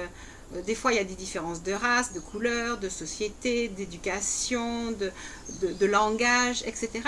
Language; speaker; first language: French; native; French